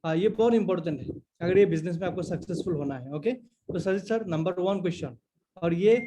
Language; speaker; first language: Hindi; non-native, local second language; Assamese